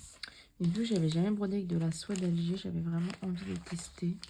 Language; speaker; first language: French; native; French